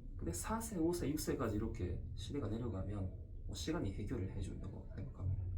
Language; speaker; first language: Korean; early bilingual, heritage; Japanese